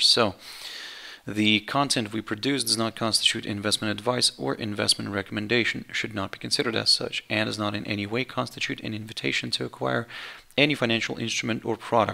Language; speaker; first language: English; non-native, fluent; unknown